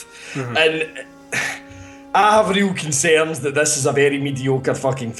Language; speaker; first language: English; native; English